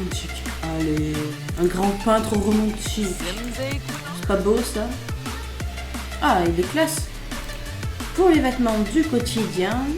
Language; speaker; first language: French; native; French